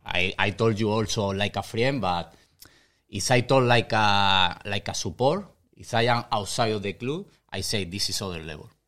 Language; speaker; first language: English; non-native, learner; Spanish